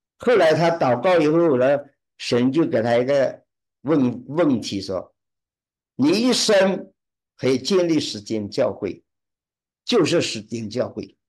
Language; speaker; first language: Chinese; early bilingual, heritage; Chinese